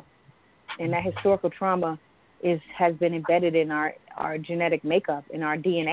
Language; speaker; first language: English; native; English